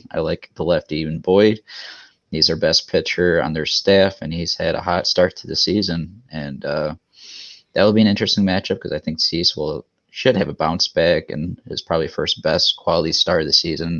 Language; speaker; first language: English; native; English